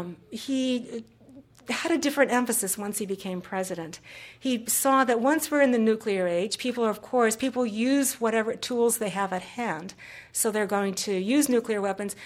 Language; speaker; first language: English; early bilingual, other home language; Japanese